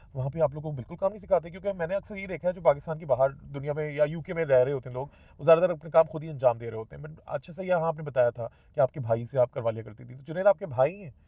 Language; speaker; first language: Urdu; native; Urdu